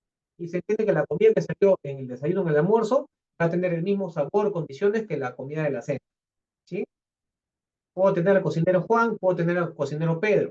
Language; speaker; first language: Spanish; native; Spanish